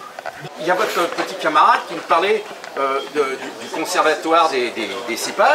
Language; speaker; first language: French; native; French